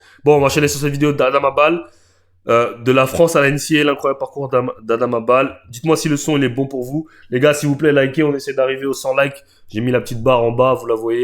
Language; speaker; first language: French; native; French